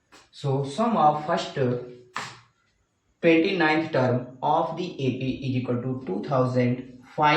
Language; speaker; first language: English; non-native, local second language; Hindi